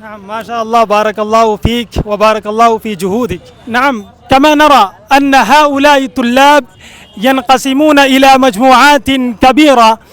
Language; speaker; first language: Arabic; non-native, fluent; Urdu